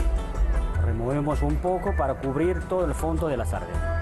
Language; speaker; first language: Spanish; non-native, fluent; Chinese